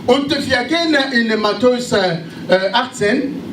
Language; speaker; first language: German; non-native, learner; French